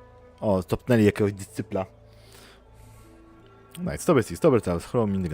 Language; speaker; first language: Polish; native; Polish